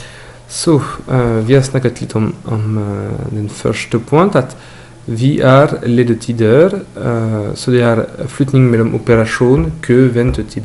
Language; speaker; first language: Norwegian; non-native, fluent; French